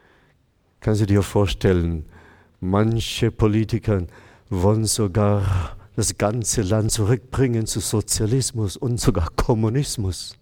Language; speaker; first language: German; non-native, fluent; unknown